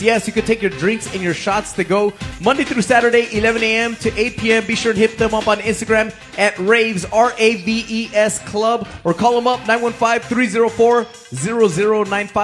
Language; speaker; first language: English; early bilingual, other home language; Spanish